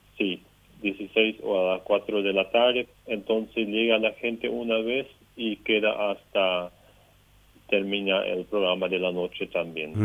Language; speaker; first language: Spanish; non-native, local second language; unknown